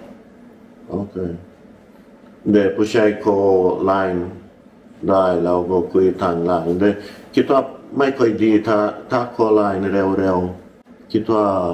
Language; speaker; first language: Thai; non-native, learner; English